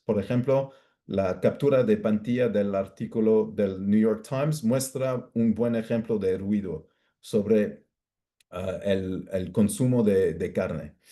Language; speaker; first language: Spanish; non-native, fluent; English